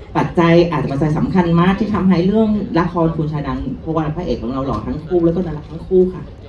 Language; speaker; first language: Thai; non-native, fluent; Vietnamese